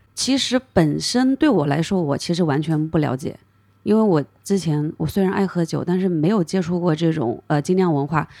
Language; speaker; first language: Chinese; native; Chinese